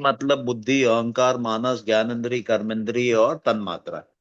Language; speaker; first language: Hindi; native; Hindi